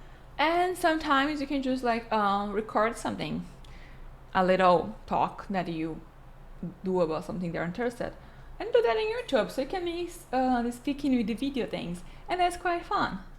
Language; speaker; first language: English; non-native, fluent; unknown